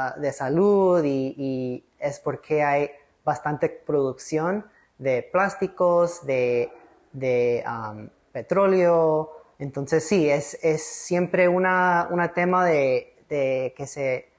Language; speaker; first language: Spanish; early bilingual, heritage; English